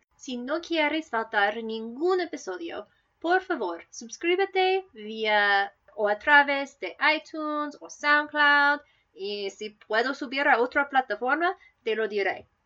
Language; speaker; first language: Spanish; non-native, learner; English